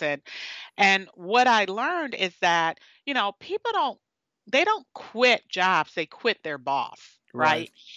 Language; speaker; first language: English; native; English